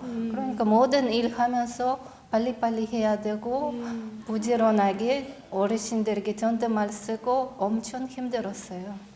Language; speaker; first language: Korean; non-native, learner; Russian